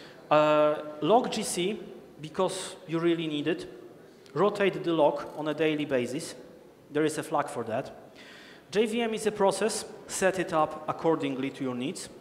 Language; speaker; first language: English; non-native, fluent; Polish